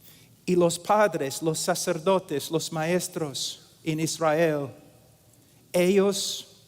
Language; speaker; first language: Spanish; non-native, fluent; English